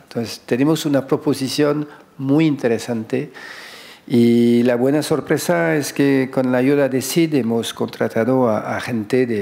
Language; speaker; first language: Spanish; non-native, fluent; French